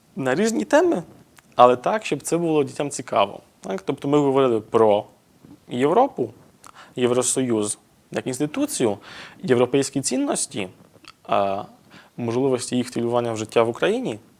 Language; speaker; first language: Ukrainian; non-native, fluent; Polish